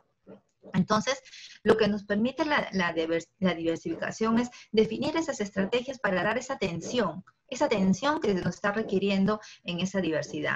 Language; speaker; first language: Spanish; native; Spanish